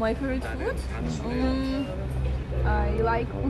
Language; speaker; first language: English; non-native, learner; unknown